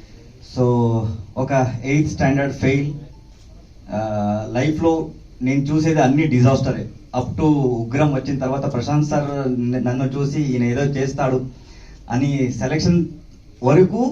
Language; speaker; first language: Telugu; non-native, learner; Kannada